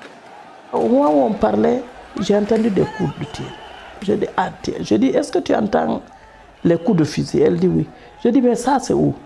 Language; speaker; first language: French; non-native, local second language; Fula